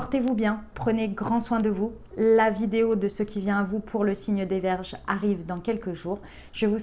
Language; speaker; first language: French; native; French